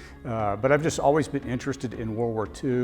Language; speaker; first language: English; native; English